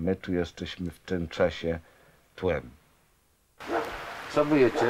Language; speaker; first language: Polish; native; Polish